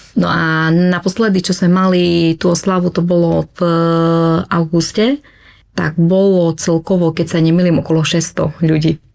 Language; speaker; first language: Slovak; early bilingual, other home language; Vietnamese